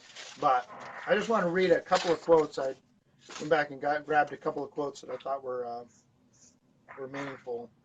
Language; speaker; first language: English; native; English